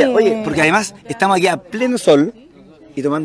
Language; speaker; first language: Spanish; native; Spanish